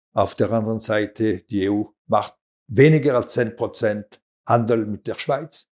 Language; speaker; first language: German; non-native, local second language; French